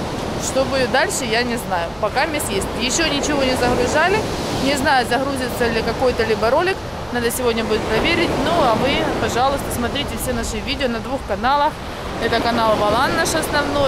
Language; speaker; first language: Russian; native; Russian